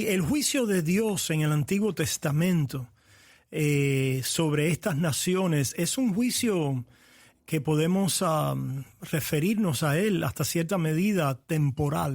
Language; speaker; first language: Spanish; native; Spanish